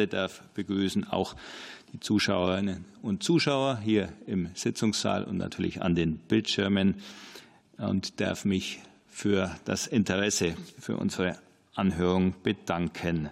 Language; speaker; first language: German; native; German